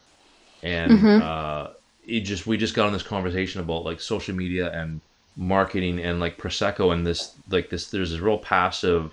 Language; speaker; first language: English; native; English